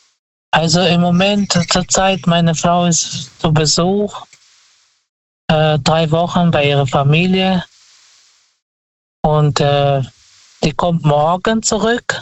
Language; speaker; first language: German; non-native, fluent; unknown